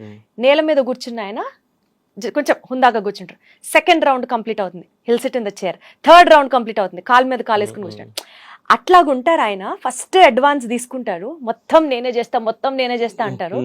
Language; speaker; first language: Telugu; native; Telugu